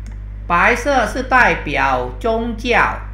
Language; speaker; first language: Chinese; non-native, fluent; Thai